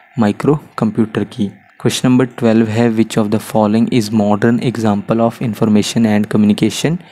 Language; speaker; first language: Hindi; native; Hindi